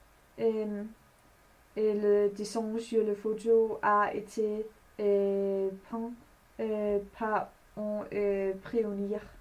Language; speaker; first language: French; non-native, learner; Danish